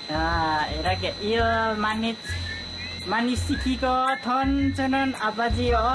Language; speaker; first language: Korean; non-native, learner; Nepali